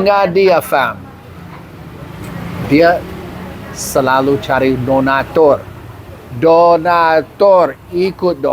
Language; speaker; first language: Indonesian; non-native, learner; English